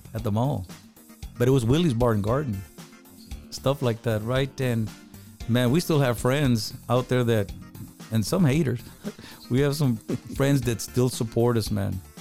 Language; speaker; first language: English; early bilingual, other home language; Spanish